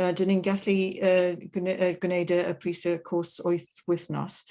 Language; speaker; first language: Welsh; non-native, learner; English